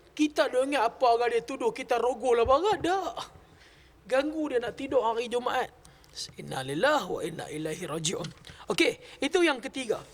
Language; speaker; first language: Malay; native; Malay